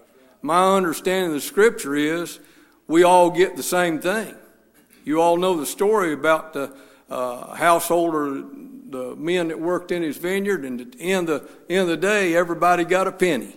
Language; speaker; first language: English; native; English